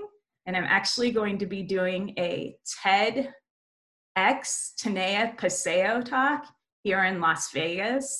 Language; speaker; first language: English; native; English